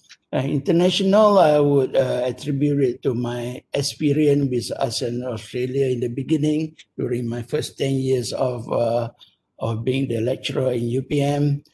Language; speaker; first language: English; non-native, local second language; Malay